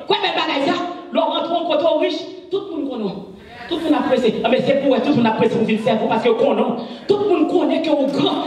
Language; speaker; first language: French; non-native, local second language; Haitian Creole